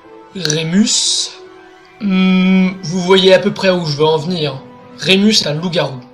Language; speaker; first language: French; native; French